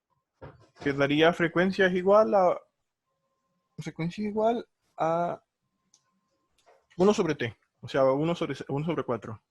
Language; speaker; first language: Spanish; native; Spanish